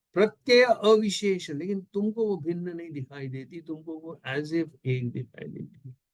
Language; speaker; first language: Hindi; non-native, local second language; Marathi